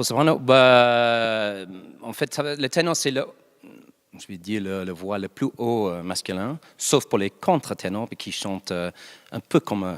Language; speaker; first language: French; non-native, learner; English